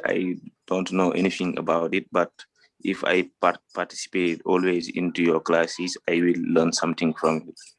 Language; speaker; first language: English; non-native, fluent; French